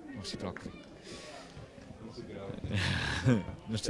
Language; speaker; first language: Italian; native; Italian